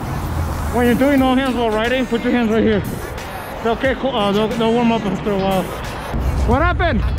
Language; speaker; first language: English; native; English